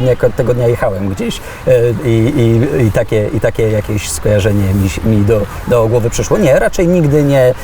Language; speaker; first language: Polish; native; Polish